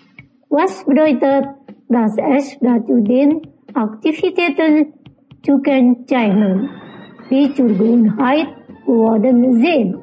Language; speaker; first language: German; non-native, learner; Indonesian